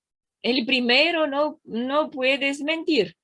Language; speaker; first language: Spanish; non-native, learner; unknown